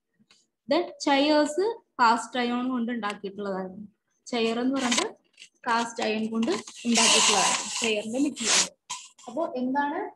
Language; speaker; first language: Malayalam; native; Malayalam